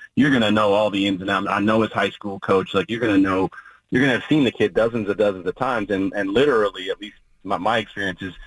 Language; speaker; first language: English; native; English